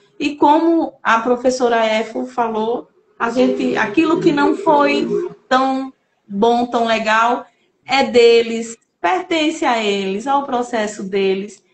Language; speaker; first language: Portuguese; native; Portuguese